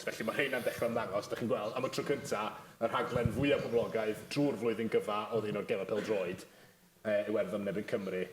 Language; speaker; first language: Welsh; native; Welsh